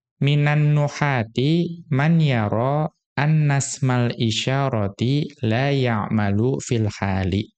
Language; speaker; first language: Arabic; non-native, fluent; Indonesian